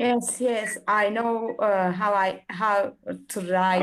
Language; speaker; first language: English; non-native, learner; Turkish